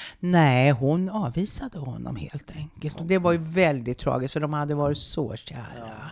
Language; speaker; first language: Swedish; native; Swedish